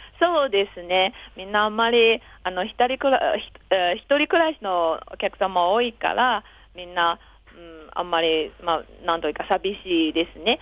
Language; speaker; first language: Japanese; non-native, fluent; Chinese